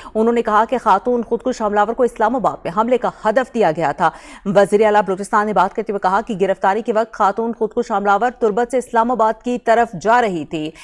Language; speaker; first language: Urdu; native; Urdu